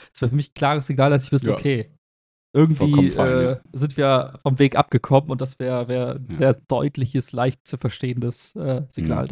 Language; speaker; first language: German; native; German